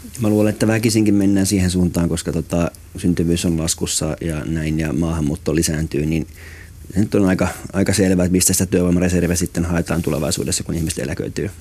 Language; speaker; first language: Finnish; native; Finnish